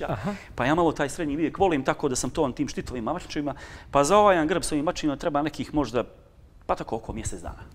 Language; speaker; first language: Serbian; native; Serbian